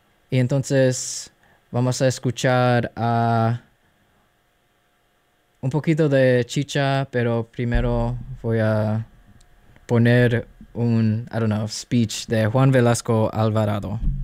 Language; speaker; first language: Spanish; early bilingual, other home language; English